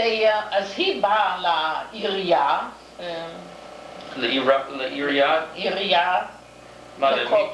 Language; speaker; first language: Hebrew; non-native, fluent; Yiddish